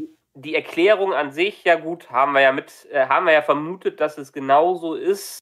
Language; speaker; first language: German; native; German